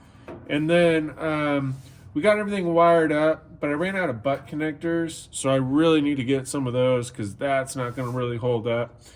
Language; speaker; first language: English; native; English